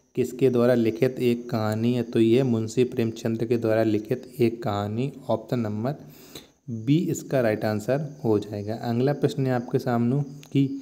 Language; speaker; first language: Hindi; native; Hindi